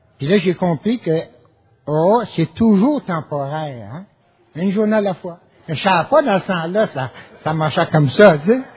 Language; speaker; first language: French; native; French